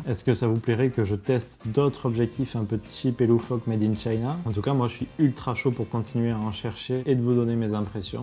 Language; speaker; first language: French; native; French